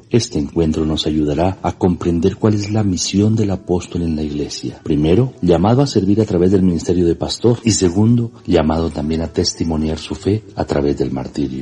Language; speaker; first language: Spanish; native; Spanish